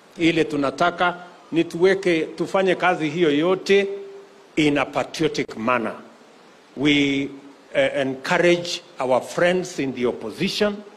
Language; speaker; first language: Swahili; non-native, local second language; Kalenjin